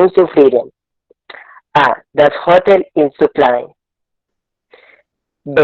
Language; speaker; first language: German; non-native, learner; Spanish